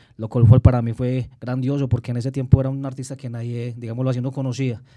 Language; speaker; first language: Spanish; native; Spanish